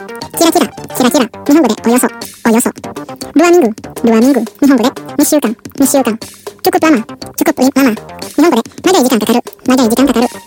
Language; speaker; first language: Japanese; non-native, fluent; Indonesian